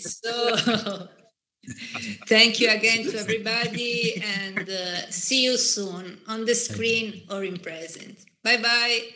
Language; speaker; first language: English; non-native, fluent; Italian